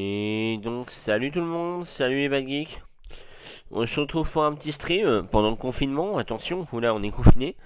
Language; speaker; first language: French; native; French